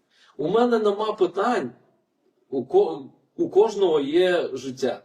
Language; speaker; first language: Ukrainian; non-native, fluent; Lithuanian